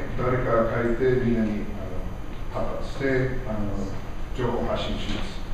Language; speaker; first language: Japanese; non-native, learner; English